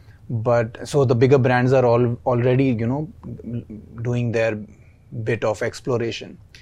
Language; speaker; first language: English; non-native, local second language; Hindi